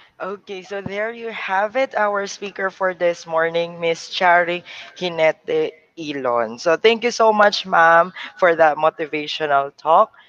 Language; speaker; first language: English; non-native, local second language; Cebuano